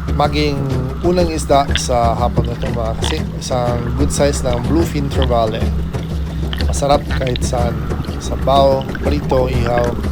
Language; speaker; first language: Filipino; non-native, fluent; Italian